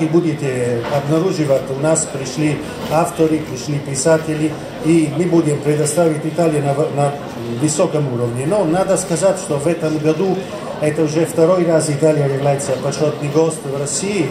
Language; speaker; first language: Russian; non-native, fluent; Italian